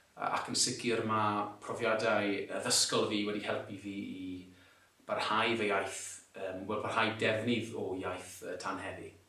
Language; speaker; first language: Welsh; non-native, local second language; English